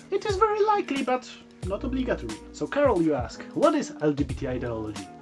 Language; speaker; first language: English; non-native, fluent; Polish